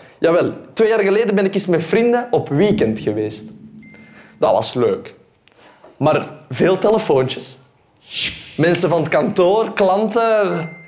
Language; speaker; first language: Dutch; native; Dutch